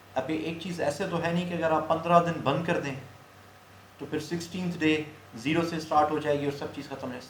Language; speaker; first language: Urdu; non-native, local second language; Sindhi